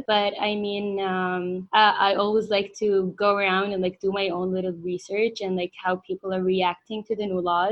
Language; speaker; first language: English; non-native, fluent; Arabic